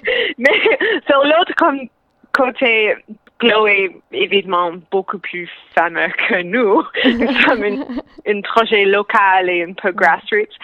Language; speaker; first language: French; non-native, local second language; English